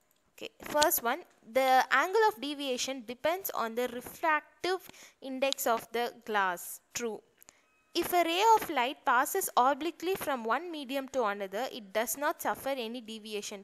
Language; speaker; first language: English; non-native, local second language; Tamil